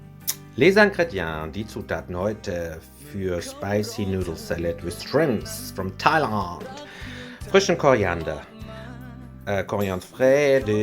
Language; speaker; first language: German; non-native, fluent; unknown